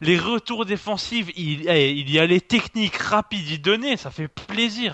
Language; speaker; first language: French; native; French